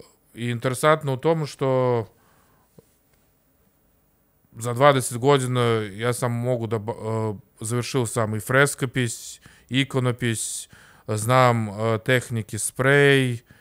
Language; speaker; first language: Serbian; non-native, learner; Russian